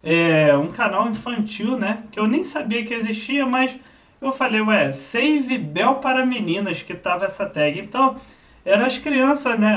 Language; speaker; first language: Portuguese; native; Portuguese